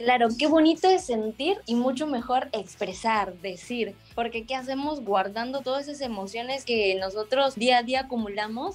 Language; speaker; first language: Spanish; native; Spanish